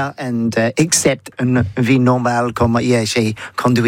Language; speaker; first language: French; non-native, learner; English